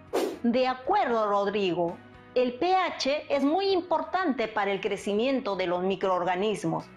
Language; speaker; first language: Spanish; native; Spanish